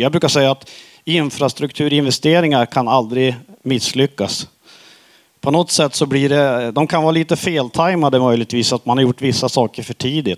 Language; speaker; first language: Swedish; native; Swedish